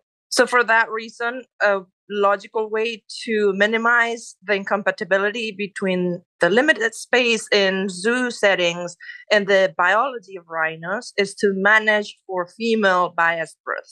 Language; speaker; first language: English; non-native, fluent; Spanish